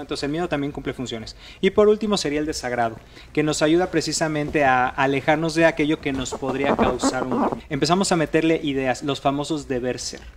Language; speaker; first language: Spanish; native; Spanish